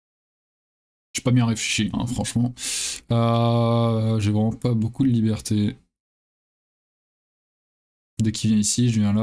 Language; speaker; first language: French; native; French